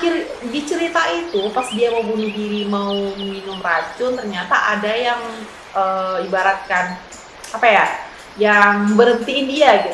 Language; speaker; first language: Indonesian; native; Indonesian